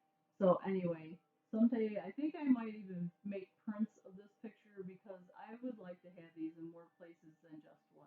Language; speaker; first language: English; native; English